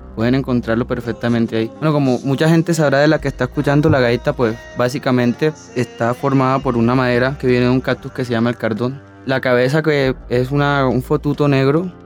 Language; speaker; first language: Spanish; native; Spanish